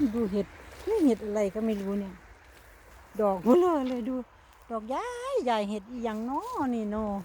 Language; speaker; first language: Thai; native; Thai